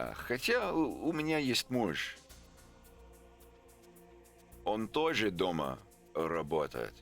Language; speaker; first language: Russian; non-native, learner; English